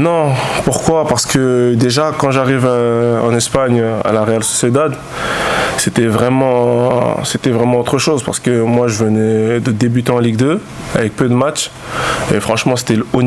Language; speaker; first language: French; native; French